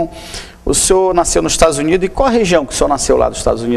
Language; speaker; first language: Portuguese; native; Portuguese